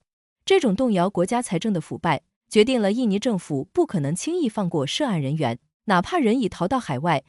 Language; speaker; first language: Chinese; native; Chinese